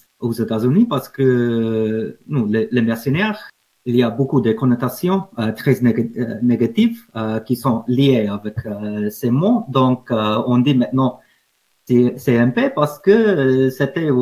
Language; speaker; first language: French; non-native, learner; English